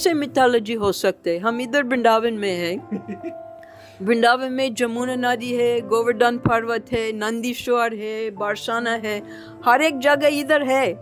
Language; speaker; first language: Hindi; non-native, learner; English